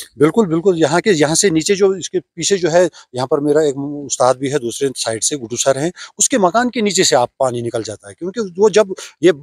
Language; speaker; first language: Hindi; non-native, local second language; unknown